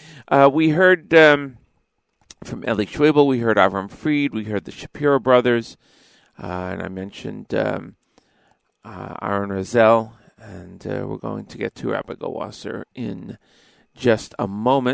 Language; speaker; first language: English; native; English